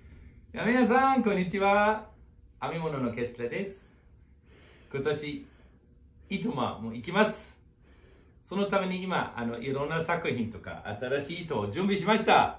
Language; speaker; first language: Japanese; non-native, fluent; German